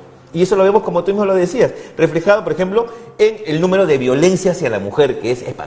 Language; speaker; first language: Spanish; native; Spanish